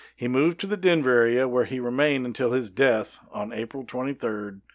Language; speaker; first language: English; native; English